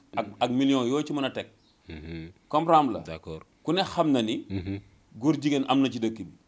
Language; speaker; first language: Wolof; native; Wolof